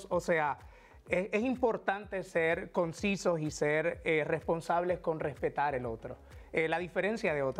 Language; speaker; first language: Spanish; native; Spanish